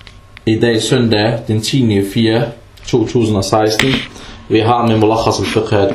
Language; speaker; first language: Danish; non-native, fluent; Arabic